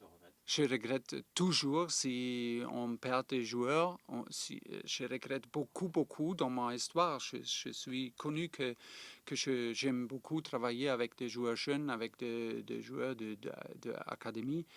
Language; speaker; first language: French; non-native, fluent; German